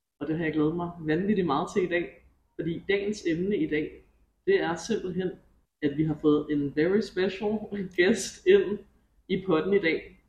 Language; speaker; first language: Danish; native; Danish